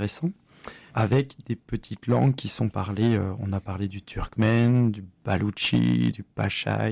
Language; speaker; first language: French; native; French